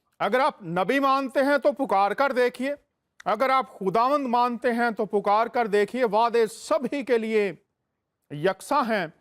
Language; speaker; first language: Urdu; native; Urdu